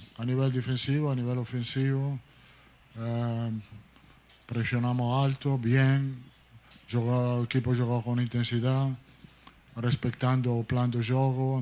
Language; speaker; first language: Portuguese; non-native, fluent; Italian